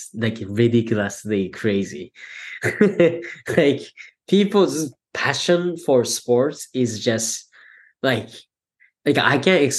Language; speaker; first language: English; non-native, fluent; Japanese